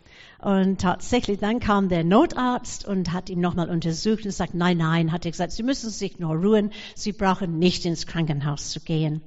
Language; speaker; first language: German; non-native, fluent; English